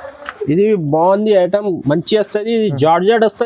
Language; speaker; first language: Telugu; non-native, local second language; Urdu